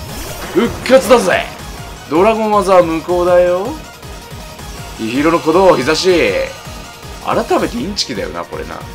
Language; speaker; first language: Japanese; native; Japanese